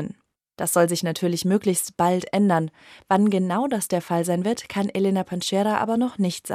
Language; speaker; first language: German; native; German